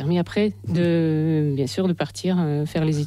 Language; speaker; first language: French; non-native, fluent; Russian